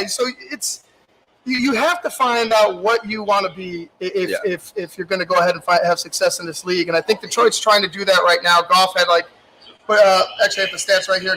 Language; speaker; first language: English; native; English